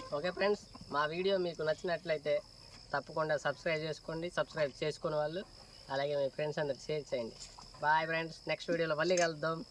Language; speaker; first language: Telugu; non-native, local second language; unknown